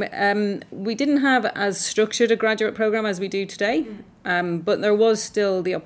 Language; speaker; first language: English; native; English